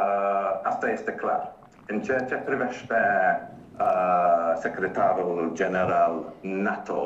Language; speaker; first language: Romanian; non-native, learner; English